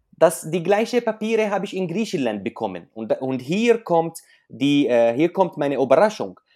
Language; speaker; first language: German; non-native, fluent; Arabic